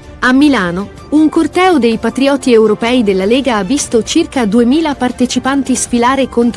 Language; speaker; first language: Italian; native; Italian